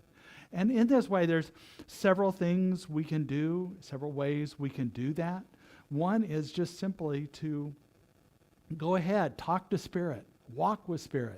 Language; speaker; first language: English; native; English